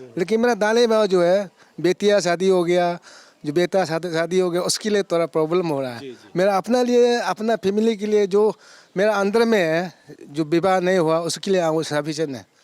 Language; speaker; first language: Hindi; non-native, local second language; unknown